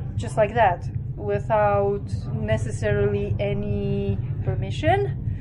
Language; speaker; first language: English; non-native, fluent; Romanian